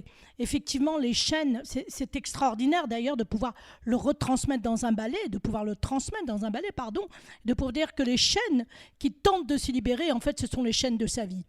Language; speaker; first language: French; native; French